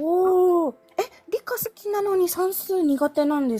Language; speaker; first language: Japanese; non-native, fluent; Filipino